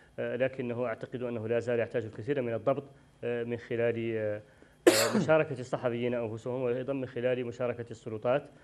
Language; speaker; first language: Arabic; native; Arabic